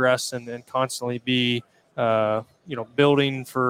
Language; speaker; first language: English; native; English